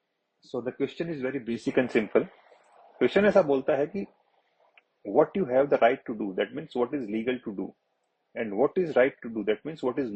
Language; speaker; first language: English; non-native, local second language; Hindi